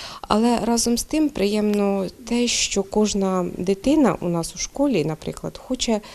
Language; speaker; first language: Ukrainian; native; Ukrainian